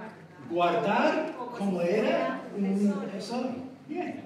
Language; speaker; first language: Spanish; non-native, fluent; English